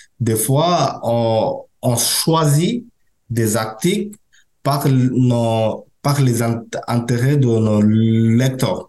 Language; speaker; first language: French; non-native, learner; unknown